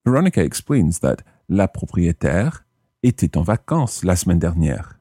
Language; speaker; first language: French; non-native, fluent; English